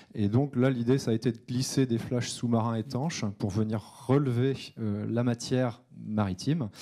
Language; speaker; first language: French; native; French